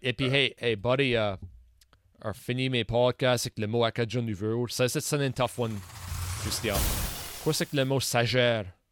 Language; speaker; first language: French; early bilingual, heritage; French